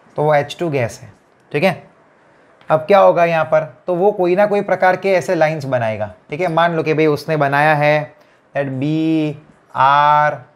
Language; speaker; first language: Hindi; non-native, local second language; Gujarati